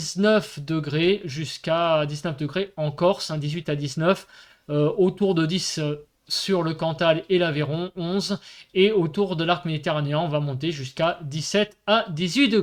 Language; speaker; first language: French; native; French